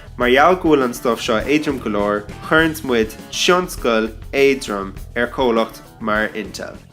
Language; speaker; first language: Irish; non-native, local second language; English